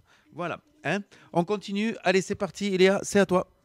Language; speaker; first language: French; native; French